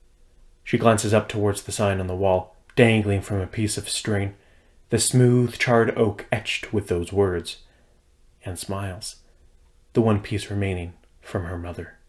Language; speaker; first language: English; native; English